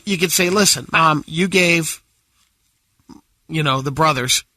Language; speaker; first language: English; native; English